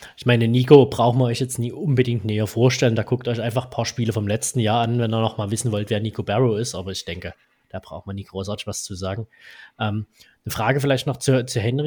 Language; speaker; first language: German; native; German